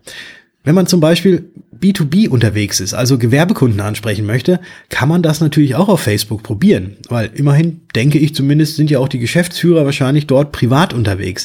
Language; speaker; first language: German; native; German